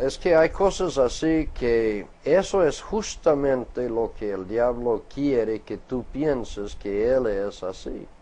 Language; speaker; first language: Spanish; non-native, fluent; English